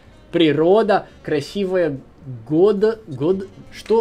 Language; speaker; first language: Russian; non-native, learner; English